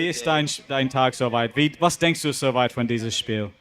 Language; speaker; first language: German; non-native, learner; English